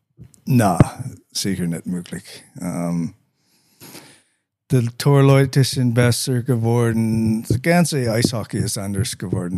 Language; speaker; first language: German; non-native, learner; English